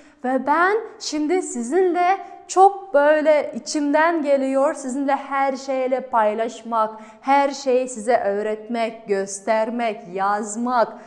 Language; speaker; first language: Turkish; non-native, fluent; Kazakh